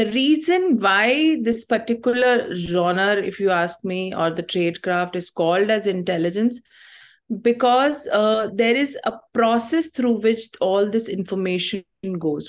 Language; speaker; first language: English; non-native, local second language; Tamil